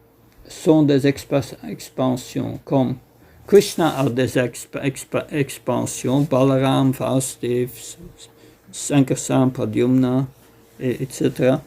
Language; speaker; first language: French; non-native, fluent; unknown